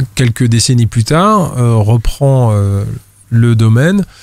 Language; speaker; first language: French; native; French